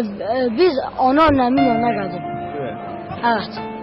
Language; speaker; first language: Turkish; non-native, local second language; Kurdish